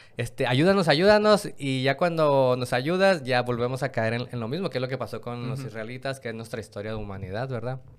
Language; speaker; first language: Spanish; native; Spanish